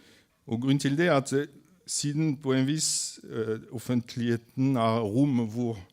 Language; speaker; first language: Norwegian; non-native, fluent; French